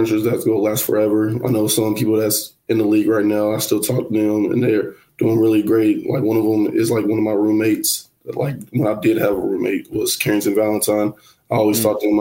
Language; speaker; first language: English; native; English